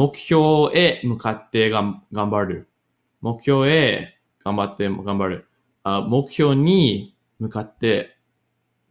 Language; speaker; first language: Japanese; non-native, learner; English